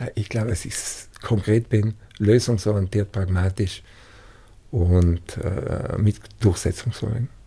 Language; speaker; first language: German; native; German